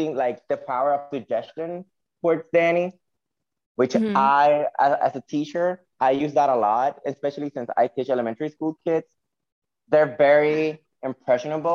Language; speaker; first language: English; non-native, fluent; Spanish